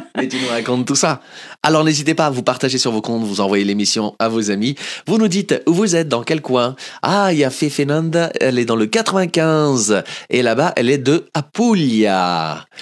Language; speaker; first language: French; early bilingual, other home language; Portuguese